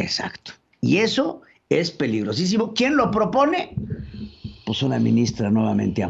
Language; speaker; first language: Spanish; native; Spanish